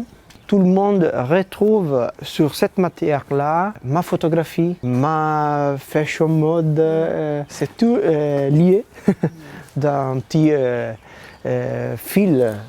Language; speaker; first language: French; non-native, learner; Italian